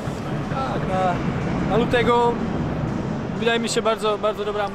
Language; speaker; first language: Polish; non-native, learner; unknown